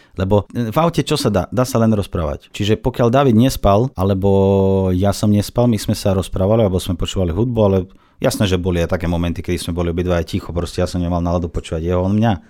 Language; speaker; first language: Slovak; non-native, fluent; Russian